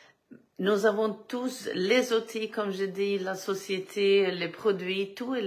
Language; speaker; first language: French; non-native, fluent; Swedish